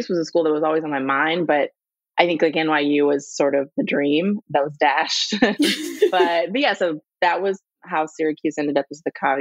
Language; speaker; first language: English; native; English